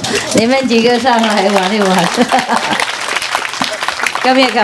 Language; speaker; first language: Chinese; non-native, fluent; Vietnamese